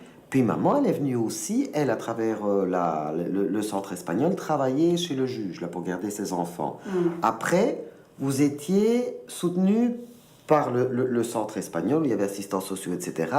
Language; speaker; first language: French; early bilingual, other home language; Spanish